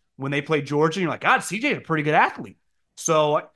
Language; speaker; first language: English; native; English